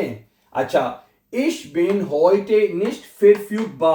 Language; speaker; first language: German; non-native, fluent; Urdu